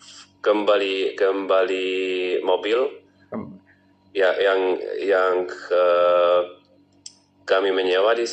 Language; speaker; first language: Indonesian; non-native, learner; Czech